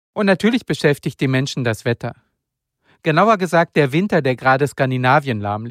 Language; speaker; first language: German; native; German